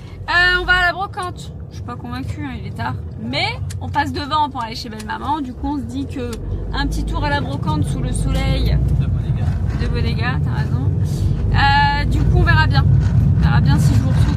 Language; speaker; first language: French; native; French